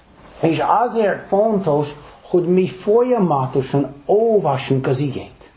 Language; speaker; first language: Hungarian; non-native, fluent; English